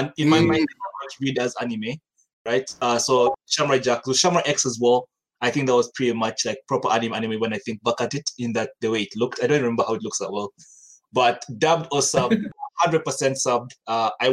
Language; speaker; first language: English; non-native, local second language; Ganda